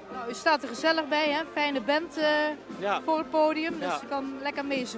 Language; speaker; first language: Dutch; native; Dutch